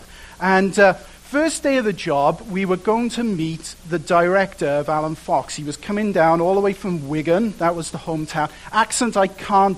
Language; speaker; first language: English; native; English